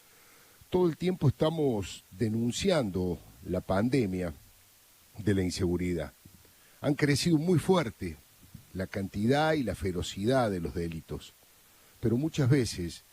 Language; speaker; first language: Spanish; native; Spanish